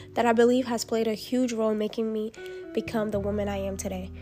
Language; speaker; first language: English; early bilingual, other home language; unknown